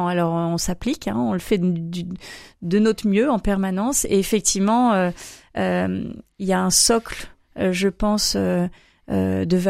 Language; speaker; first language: French; native; French